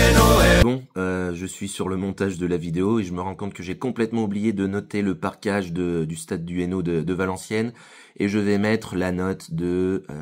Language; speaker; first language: French; native; French